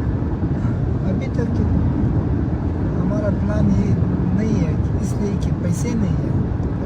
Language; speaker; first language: Hindi; non-native, learner; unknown